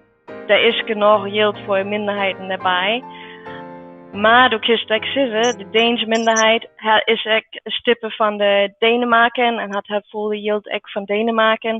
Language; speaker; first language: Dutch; non-native, learner; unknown